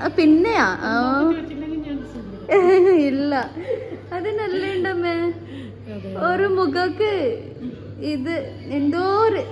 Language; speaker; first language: Malayalam; non-native, learner; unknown